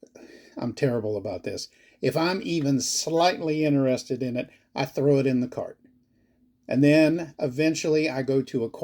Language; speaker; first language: English; native; English